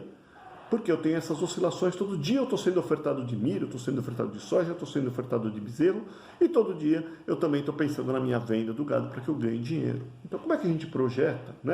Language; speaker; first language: Portuguese; native; Portuguese